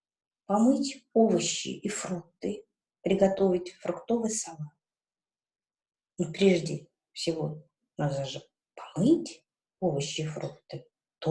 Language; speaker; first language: Russian; non-native, local second language; Kazakh